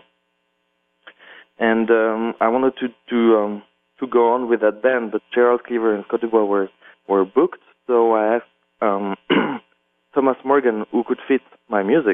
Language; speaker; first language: English; non-native, fluent; French